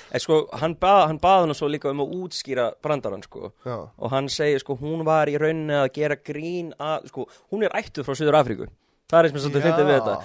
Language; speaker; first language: Icelandic; early bilingual, heritage; Icelandic